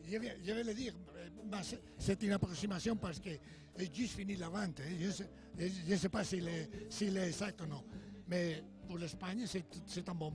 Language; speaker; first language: French; non-native, learner; Spanish